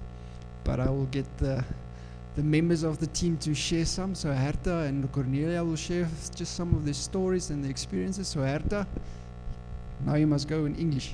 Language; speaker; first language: English; non-native, local second language; Afrikaans